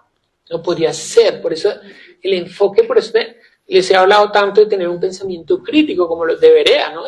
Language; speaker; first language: Spanish; native; Spanish